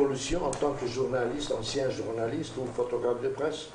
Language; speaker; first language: French; non-native, fluent; Romanian